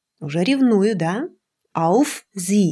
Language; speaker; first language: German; non-native, fluent; Russian